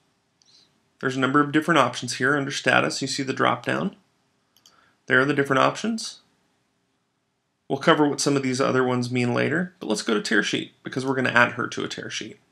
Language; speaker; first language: English; native; English